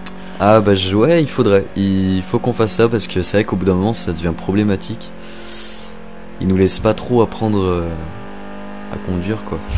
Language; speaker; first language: French; native; French